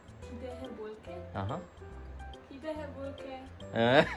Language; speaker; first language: Korean; non-native, learner; Hungarian